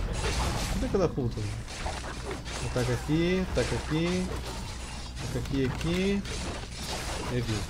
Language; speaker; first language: Portuguese; native; Portuguese